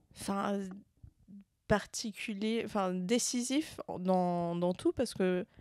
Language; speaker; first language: French; native; French